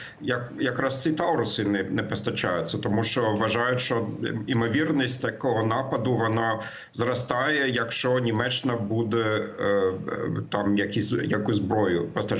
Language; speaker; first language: Ukrainian; non-native, fluent; German